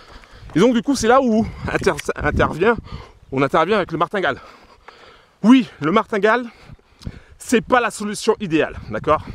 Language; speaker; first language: French; native; French